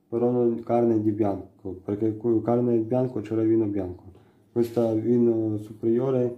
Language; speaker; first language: Italian; non-native, learner; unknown